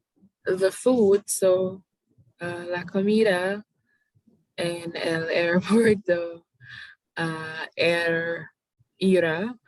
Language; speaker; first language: Spanish; non-native, learner; English